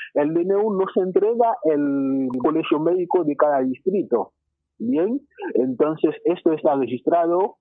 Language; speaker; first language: Spanish; non-native, fluent; Haitian Creole